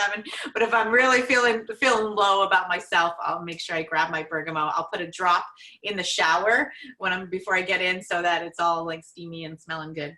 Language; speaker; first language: English; native; English